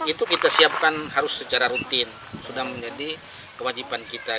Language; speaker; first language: Indonesian; native; Indonesian